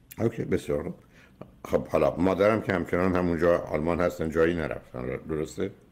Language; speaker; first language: Persian; native; Persian